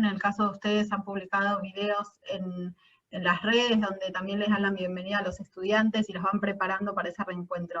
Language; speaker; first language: Spanish; native; Spanish